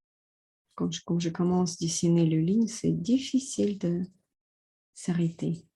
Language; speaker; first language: French; non-native, fluent; Russian